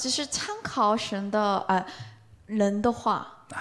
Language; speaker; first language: Chinese; non-native, learner; Korean